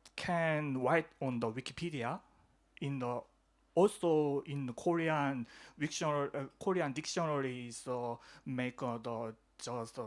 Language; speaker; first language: English; non-native, learner; Korean